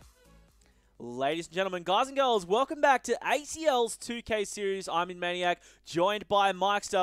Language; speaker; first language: English; native; English